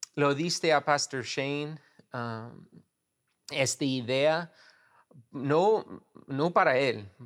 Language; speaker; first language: Spanish; non-native, fluent; English